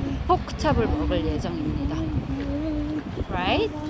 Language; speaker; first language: Korean; native; Korean